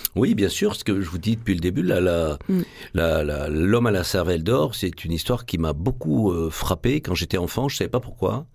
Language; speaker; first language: French; native; French